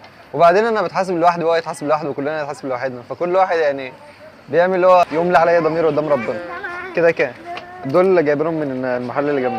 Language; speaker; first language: Arabic; native; Arabic